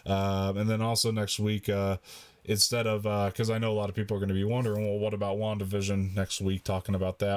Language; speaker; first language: English; native; English